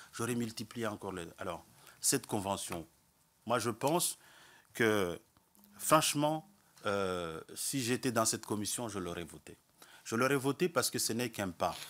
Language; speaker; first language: French; non-native, local second language; Comorian